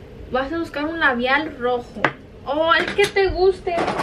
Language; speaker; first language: Spanish; early bilingual, heritage; Spanish